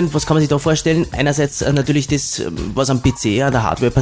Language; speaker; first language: German; native; German